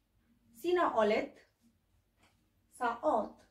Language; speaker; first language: Finnish; non-native, learner; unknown